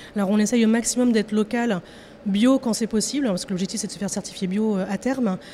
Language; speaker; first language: French; native; French